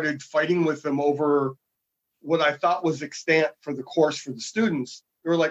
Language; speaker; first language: English; native; English